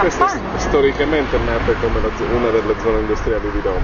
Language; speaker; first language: Italian; native; Italian